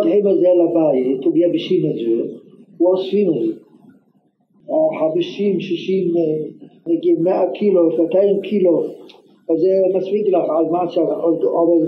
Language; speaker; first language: Hebrew; non-native, fluent; Arabic